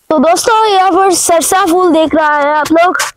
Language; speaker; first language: Hindi; non-native, learner; Bangla